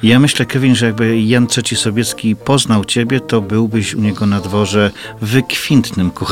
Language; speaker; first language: Polish; native; Polish